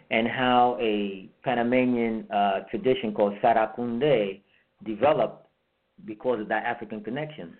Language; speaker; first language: English; early bilingual, heritage; English